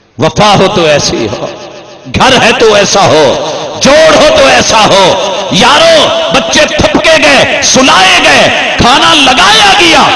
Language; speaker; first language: Urdu; non-native, local second language; Punjabi